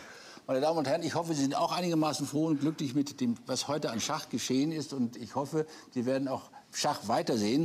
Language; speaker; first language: German; native; German